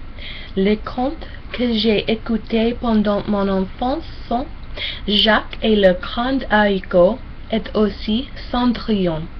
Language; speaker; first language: French; non-native, learner; English